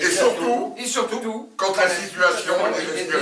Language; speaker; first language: French; native; French